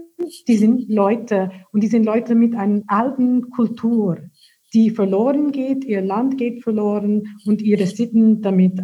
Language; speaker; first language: German; non-native, fluent; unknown